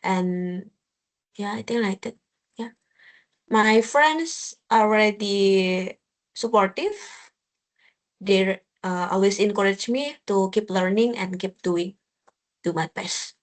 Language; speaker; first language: English; non-native, fluent; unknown